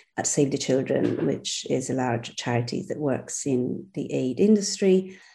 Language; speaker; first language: English; non-native, fluent; Italian